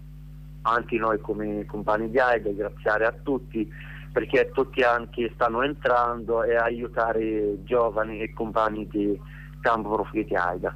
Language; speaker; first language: Italian; non-native, learner; Arabic